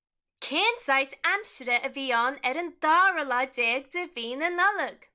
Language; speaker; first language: Irish; non-native, local second language; English